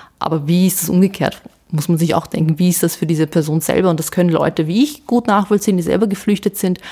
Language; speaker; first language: German; early bilingual, other home language; Bosnian